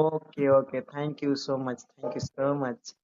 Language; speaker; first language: English; non-native, learner; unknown